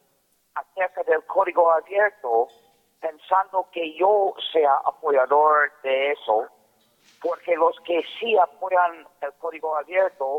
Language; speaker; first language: Spanish; non-native, fluent; English